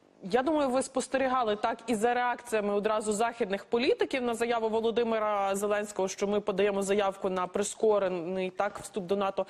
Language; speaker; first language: Ukrainian; native; Ukrainian